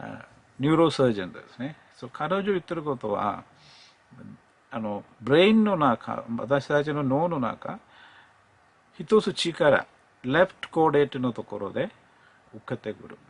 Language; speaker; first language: Japanese; non-native, learner; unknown